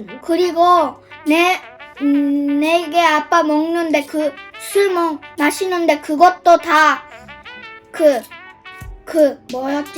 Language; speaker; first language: Korean; early bilingual, heritage; Japanese